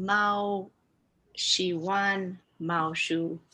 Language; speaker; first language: Chinese; non-native, learner; English